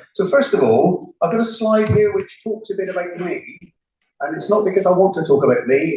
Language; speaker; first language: English; native; English